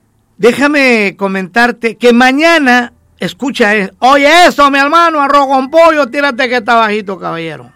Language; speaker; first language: Spanish; native; Spanish